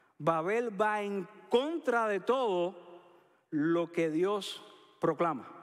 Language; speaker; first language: Spanish; native; Spanish